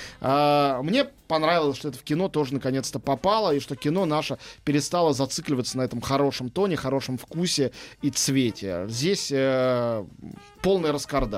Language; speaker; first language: Russian; native; Russian